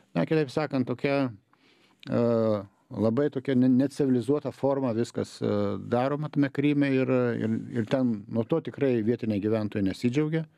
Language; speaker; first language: Lithuanian; native; Lithuanian